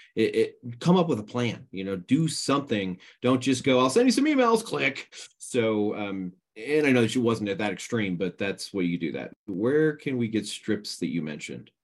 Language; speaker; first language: English; native; English